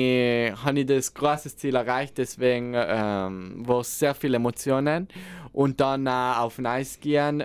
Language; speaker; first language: German; non-native, local second language; Italian